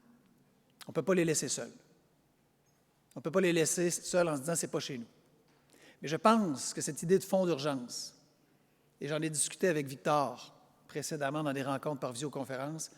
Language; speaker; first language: French; native; French